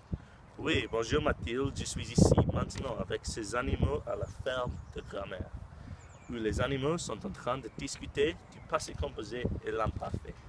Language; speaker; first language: French; non-native, learner; English